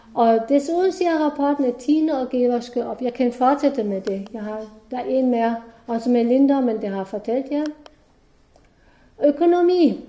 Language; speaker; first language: Danish; non-native, fluent; German